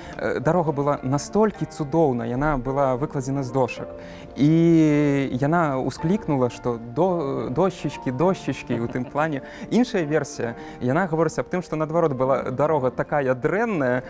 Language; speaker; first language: Belarusian; native; Belarusian